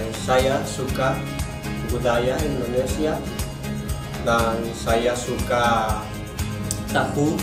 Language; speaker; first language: Indonesian; non-native, learner; Spanish